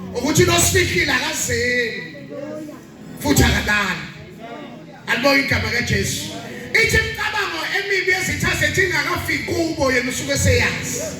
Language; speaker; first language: Zulu; native; Zulu